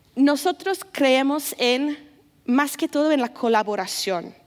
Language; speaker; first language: Spanish; non-native, fluent; English